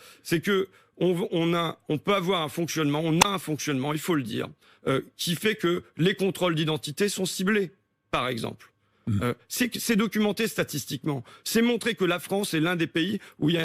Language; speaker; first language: French; native; French